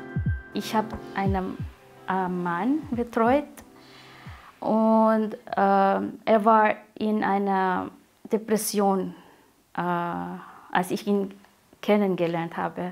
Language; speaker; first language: German; non-native, fluent; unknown